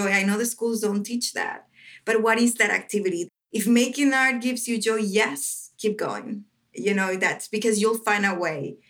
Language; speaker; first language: English; non-native, fluent; Spanish